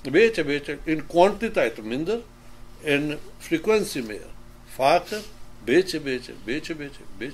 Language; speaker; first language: Dutch; non-native, fluent; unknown